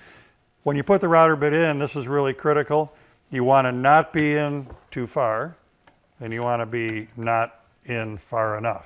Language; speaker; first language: English; native; English